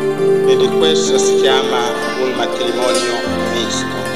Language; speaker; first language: Italian; non-native, fluent; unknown